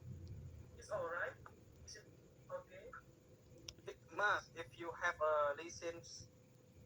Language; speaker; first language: English; non-native, learner; Indonesian